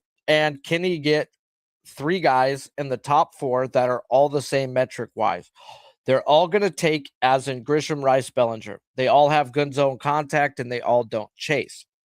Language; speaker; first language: English; native; English